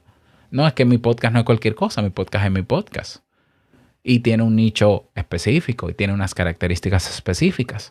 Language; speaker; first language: Spanish; native; Spanish